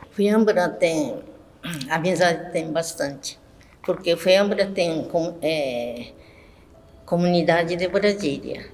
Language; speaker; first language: Portuguese; non-native, learner; Japanese